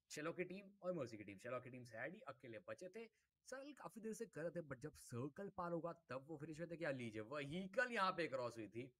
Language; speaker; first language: Hindi; native; Hindi